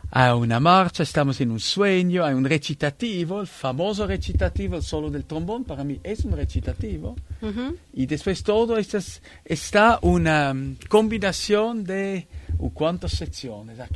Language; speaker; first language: Spanish; non-native, fluent; Italian